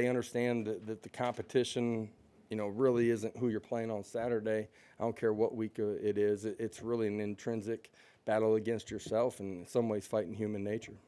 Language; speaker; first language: English; native; English